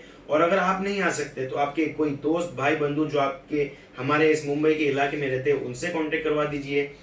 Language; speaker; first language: Hindi; native; Hindi